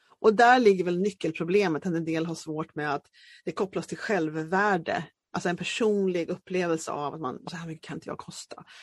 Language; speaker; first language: Swedish; native; Swedish